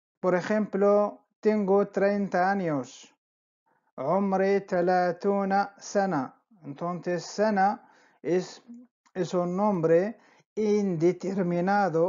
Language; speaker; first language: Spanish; non-native, fluent; Arabic